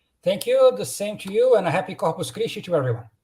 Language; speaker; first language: English; non-native, fluent; Portuguese